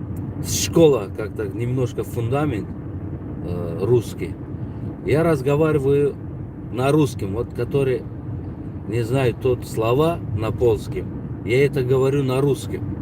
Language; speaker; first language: Russian; non-native, local second language; Tajik